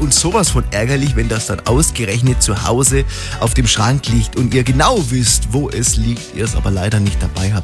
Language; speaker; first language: German; native; German